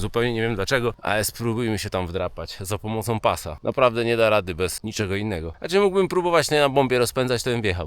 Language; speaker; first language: Polish; native; Polish